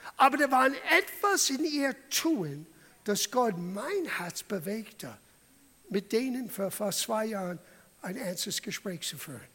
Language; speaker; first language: German; non-native, fluent; English